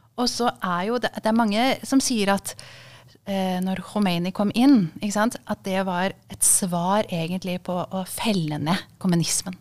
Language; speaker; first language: Norwegian; early bilingual, other home language; Kurdish